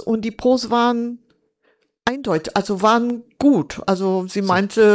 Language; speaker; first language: German; non-native, fluent; Portuguese